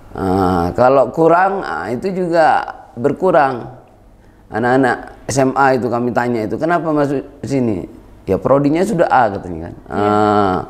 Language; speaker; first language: Indonesian; native; Indonesian